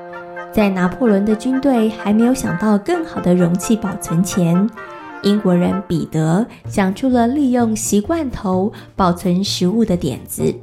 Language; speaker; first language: Chinese; native; Chinese